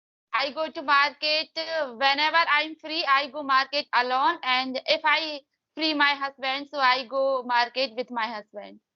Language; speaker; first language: English; non-native, learner; Hindi